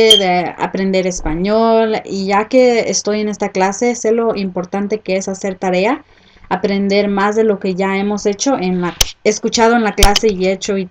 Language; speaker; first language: Spanish; early bilingual, heritage; Spanish